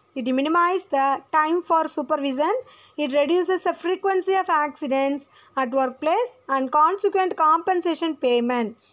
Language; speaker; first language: English; non-native, local second language; Tamil